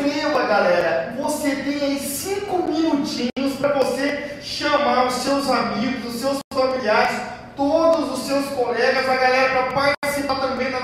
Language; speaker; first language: Portuguese; native; Portuguese